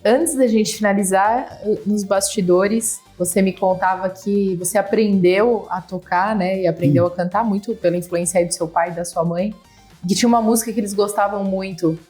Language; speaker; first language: Portuguese; native; Portuguese